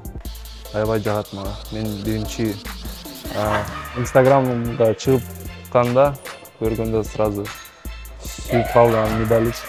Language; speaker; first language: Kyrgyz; non-native, local second language; Russian